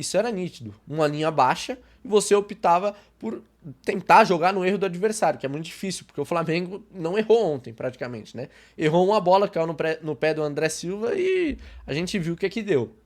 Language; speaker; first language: Portuguese; native; Portuguese